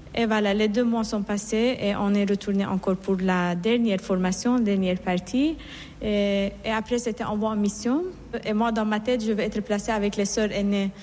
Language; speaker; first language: French; non-native, fluent; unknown